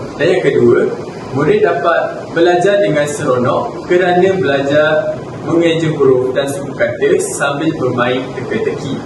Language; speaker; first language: Malay; native; Malay